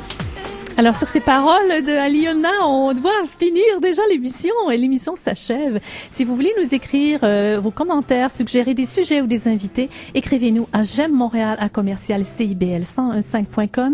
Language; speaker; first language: French; native; French